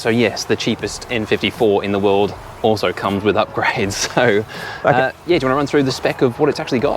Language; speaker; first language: English; native; English